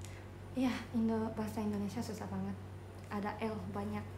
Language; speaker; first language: Indonesian; non-native, learner; Japanese